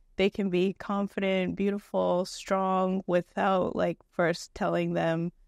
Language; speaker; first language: English; native; English